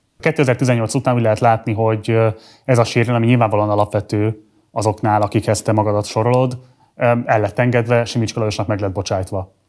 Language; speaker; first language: Hungarian; native; Hungarian